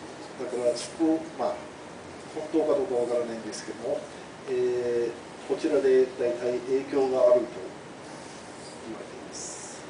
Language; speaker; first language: Japanese; non-native, fluent; English